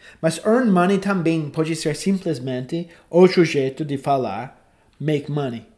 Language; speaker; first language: Portuguese; non-native, fluent; English